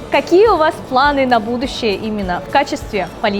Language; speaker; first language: Russian; native; Russian